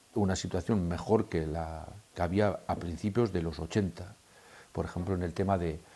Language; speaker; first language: Spanish; native; Spanish